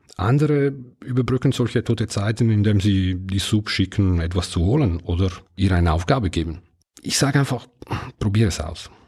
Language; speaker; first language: German; non-native, local second language; Italian